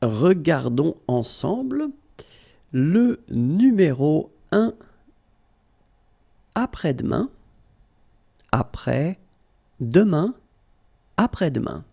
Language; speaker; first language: French; native; French